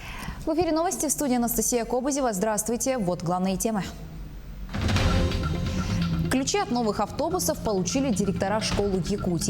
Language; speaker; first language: Russian; native; Russian